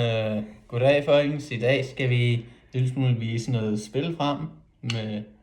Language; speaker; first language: Danish; native; Danish